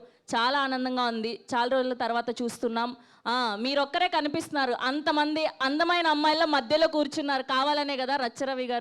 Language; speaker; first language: Telugu; native; Telugu